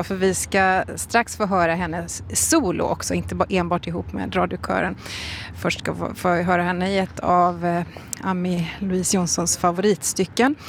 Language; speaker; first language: Swedish; native; Swedish